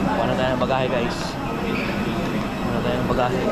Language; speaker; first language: Filipino; native; Filipino